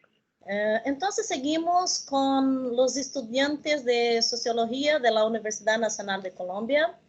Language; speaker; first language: Spanish; non-native, learner; Portuguese